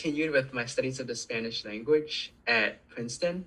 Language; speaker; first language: English; early bilingual, other home language; Cantonese